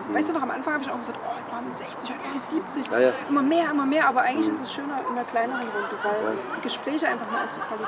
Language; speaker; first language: German; native; German